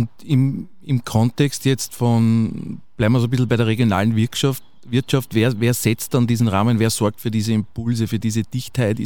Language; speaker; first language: German; native; German